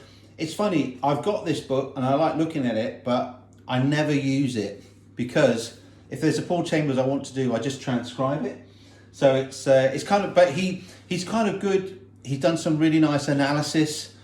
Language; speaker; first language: English; native; English